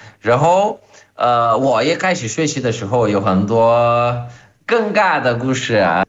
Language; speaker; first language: Chinese; non-native, fluent; Portuguese